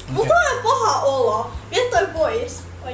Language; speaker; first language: Finnish; native; Finnish